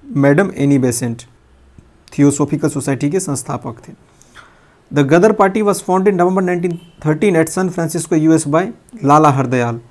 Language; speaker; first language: Hindi; native; Hindi